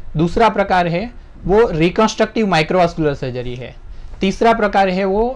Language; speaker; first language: Hindi; non-native, local second language; Gujarati